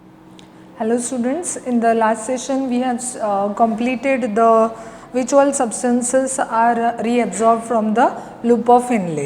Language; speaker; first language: English; non-native, local second language; Hindi